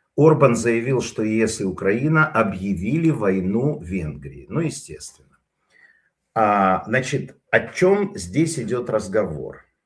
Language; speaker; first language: Russian; native; Russian